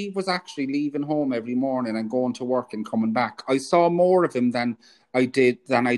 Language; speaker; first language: English; native; English